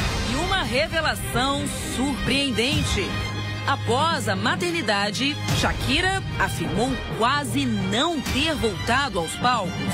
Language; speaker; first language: Portuguese; native; Portuguese